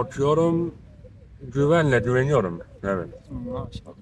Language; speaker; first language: Turkish; non-native, learner; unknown